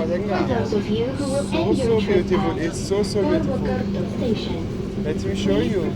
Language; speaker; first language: English; non-native, fluent; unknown